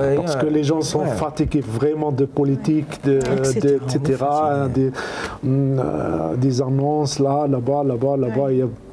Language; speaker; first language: French; non-native, learner; Arabic